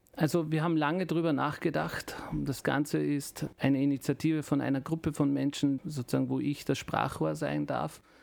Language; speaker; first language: German; early bilingual, other home language; Turkish